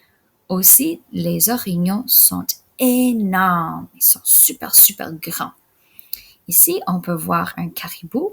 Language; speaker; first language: French; non-native, local second language; English